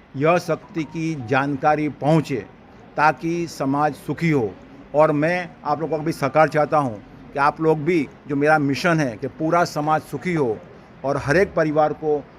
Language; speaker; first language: Hindi; non-native, local second language; Gujarati